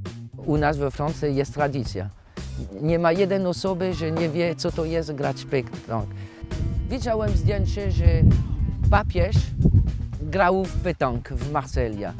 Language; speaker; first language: Polish; non-native, fluent; French